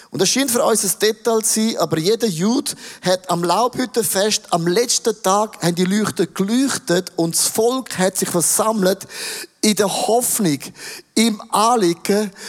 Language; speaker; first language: German; native; German